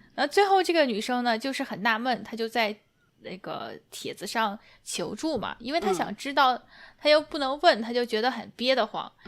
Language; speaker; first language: Chinese; native; Chinese